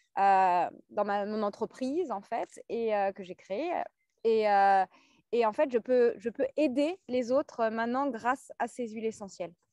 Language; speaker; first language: French; native; French